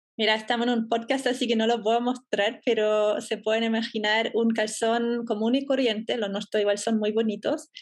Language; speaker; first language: Spanish; non-native, fluent; German